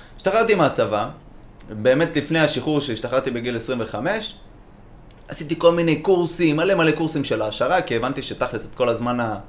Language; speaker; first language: Hebrew; native; Hebrew